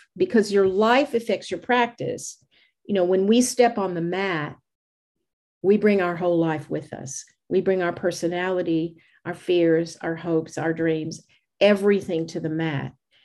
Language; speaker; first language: English; native; English